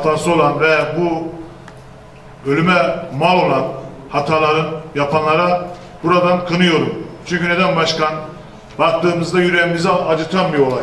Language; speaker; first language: Turkish; native; Turkish